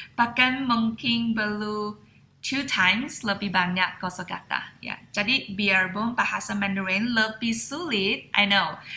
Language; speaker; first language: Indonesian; non-native, fluent; Chinese